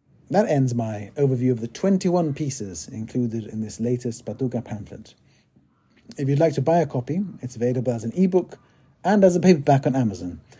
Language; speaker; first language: English; native; English